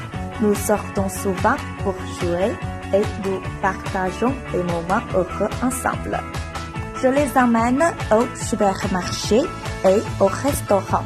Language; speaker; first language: French; non-native, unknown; Chinese